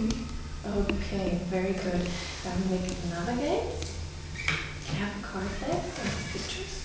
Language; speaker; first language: English; non-native, fluent; German